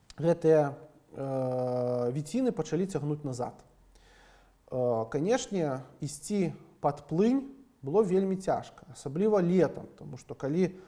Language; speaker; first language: Belarusian; non-native, local second language; Russian